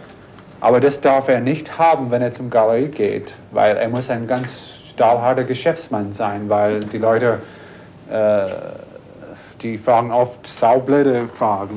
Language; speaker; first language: German; non-native, fluent; English